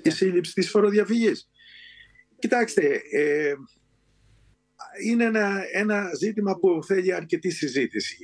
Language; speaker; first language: Greek; native; Greek